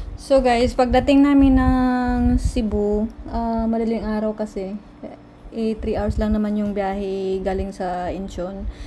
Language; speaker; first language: Filipino; non-native, local second language; Cebuano